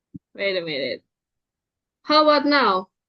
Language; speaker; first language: English; non-native, fluent; Indonesian